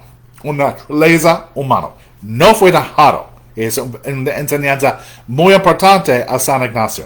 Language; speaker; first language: Spanish; non-native, fluent; English